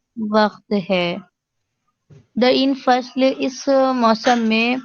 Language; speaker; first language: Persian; non-native, learner; Urdu